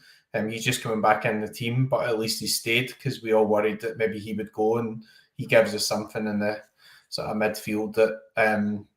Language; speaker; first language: English; native; English